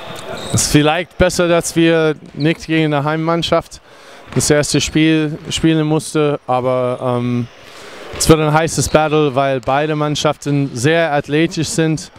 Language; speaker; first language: German; non-native, fluent; English